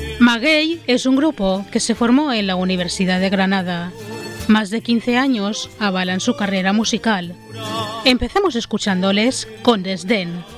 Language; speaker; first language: Spanish; native; Spanish